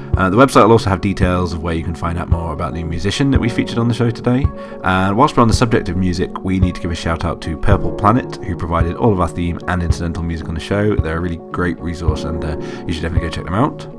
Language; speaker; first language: English; native; English